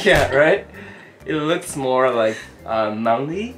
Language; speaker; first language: English; non-native, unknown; Japanese